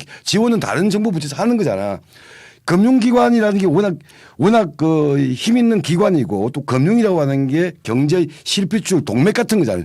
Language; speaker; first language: Korean; native; Korean